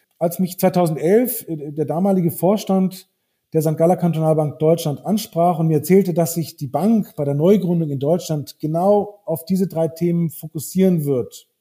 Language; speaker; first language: German; early bilingual, heritage; German